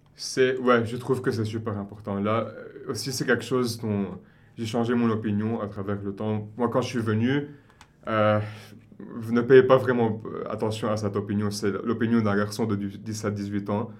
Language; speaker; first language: French; non-native, local second language; Arabic